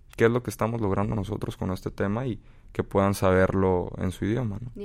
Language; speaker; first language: Spanish; native; Spanish